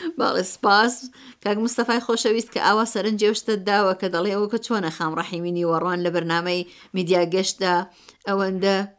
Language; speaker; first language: Central Kurdish; native; Central Kurdish